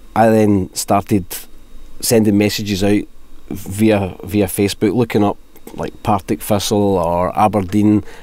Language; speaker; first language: English; native; English